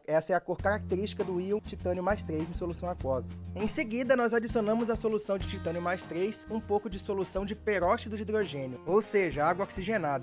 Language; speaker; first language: Portuguese; native; Portuguese